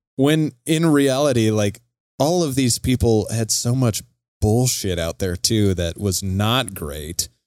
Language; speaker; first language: English; native; English